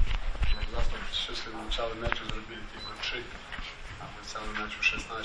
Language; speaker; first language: Polish; non-native, learner; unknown